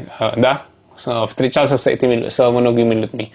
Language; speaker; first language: Russian; non-native, learner; Javanese